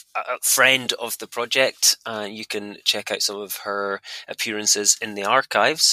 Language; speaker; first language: English; native; English